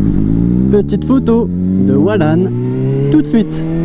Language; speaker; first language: French; native; French